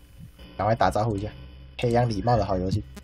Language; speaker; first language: Chinese; native; Chinese